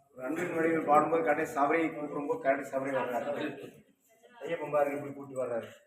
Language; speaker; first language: Tamil; native; Tamil